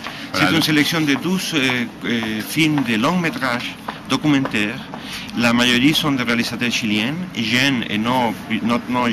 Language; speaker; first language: French; non-native, fluent; Spanish